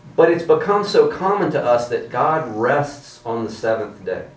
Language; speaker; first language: English; native; English